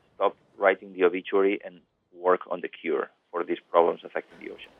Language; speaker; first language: English; non-native, fluent; Spanish